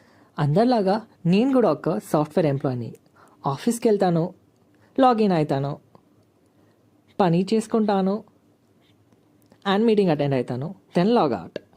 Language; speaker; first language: Telugu; non-native, local second language; Kannada